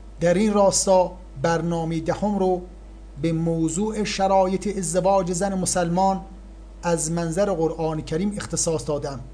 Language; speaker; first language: Persian; native; Persian